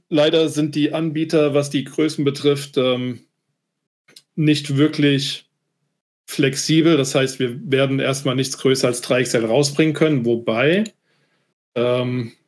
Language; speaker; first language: German; native; German